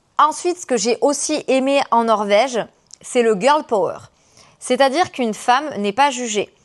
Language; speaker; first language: French; native; French